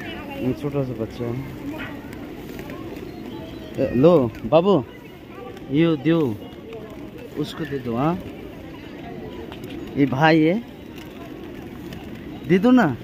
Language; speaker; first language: Hindi; non-native, local second language; Nepali